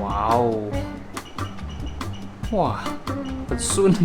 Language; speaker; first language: Chinese; native; Chinese